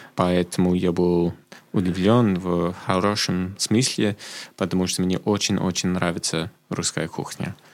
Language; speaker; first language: Russian; non-native, fluent; English